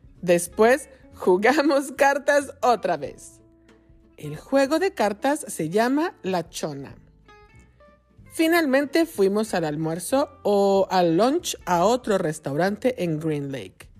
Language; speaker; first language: Spanish; non-native, fluent; English